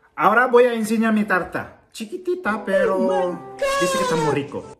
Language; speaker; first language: Spanish; non-native, learner; Filipino